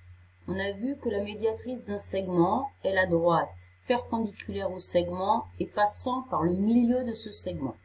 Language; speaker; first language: French; native; French